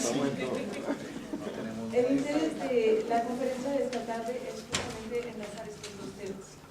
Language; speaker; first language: Spanish; non-native, fluent; French